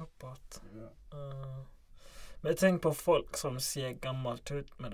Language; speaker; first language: Swedish; non-native, local second language; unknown